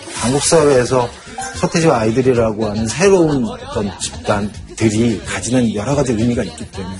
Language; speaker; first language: Korean; native; Korean